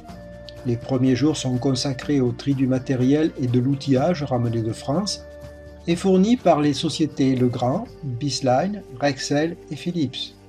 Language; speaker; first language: French; native; French